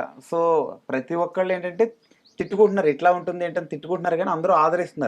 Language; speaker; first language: Telugu; native; Telugu